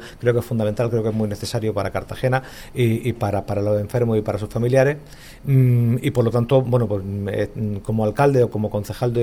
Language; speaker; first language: Spanish; native; Spanish